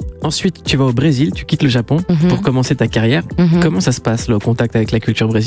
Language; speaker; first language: French; native; French